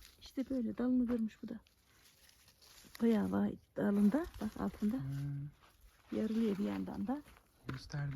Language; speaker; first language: Turkish; native; Turkish